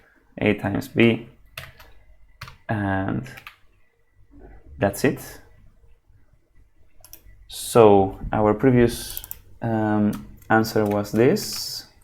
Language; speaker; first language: English; non-native, fluent; Spanish